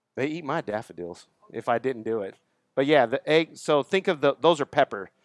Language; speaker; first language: English; native; English